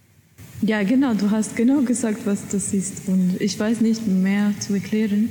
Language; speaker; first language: German; non-native, learner; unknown